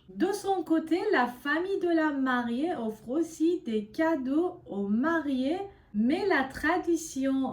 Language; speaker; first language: French; non-native, fluent; Persian